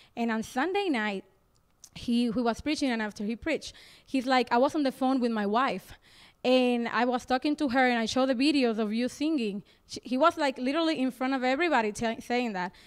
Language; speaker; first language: English; non-native, fluent; Spanish